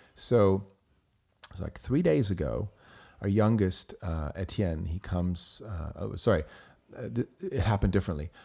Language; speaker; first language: English; non-native, fluent; German